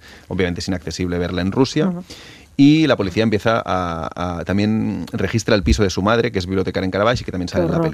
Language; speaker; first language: Spanish; native; Spanish